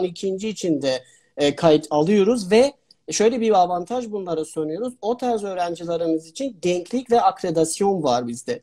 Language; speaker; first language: Turkish; non-native, fluent; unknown